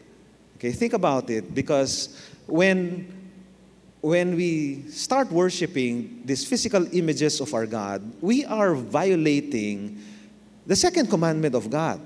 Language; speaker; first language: English; non-native, local second language; Filipino